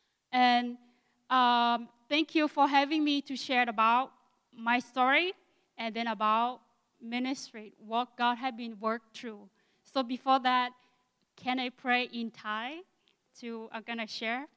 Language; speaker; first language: English; non-native, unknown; Akha